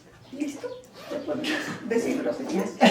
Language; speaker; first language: Spanish; native; Spanish